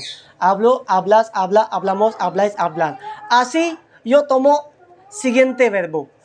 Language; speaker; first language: Spanish; non-native, learner; Hindi